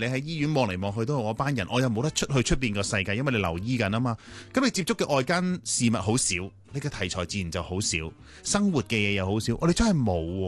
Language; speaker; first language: Cantonese; native; Cantonese